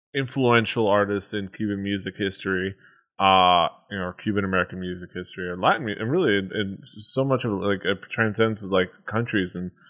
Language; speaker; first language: English; native; English